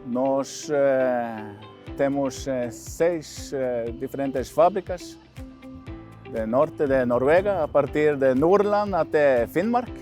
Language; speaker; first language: Portuguese; non-native, fluent; Norwegian